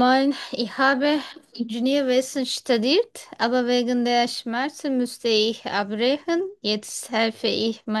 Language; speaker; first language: German; non-native, fluent; Turkish